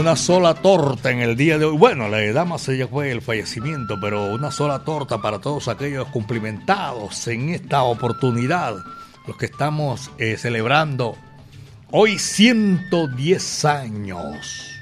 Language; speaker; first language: Spanish; native; Spanish